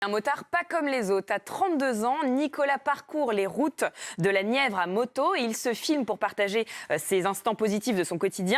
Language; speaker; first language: French; native; French